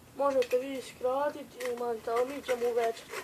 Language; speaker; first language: Bosnian; native; Bosnian